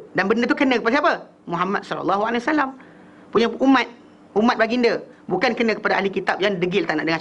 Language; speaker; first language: Malay; native; Malay